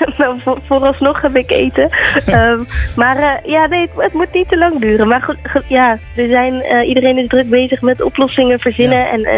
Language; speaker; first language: Dutch; native; Dutch